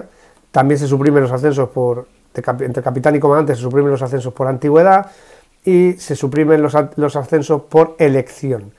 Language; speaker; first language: Spanish; native; Spanish